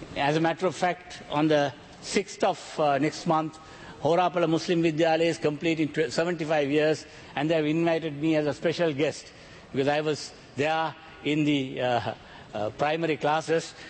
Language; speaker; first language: English; non-native, local second language; Tamil